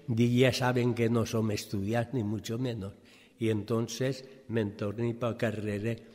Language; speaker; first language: Catalan; early bilingual, other home language; French